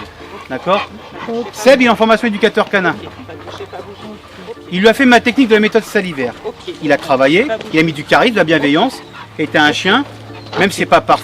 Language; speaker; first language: French; native; French